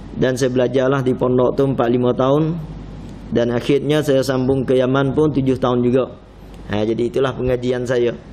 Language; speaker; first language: Malay; non-native, fluent; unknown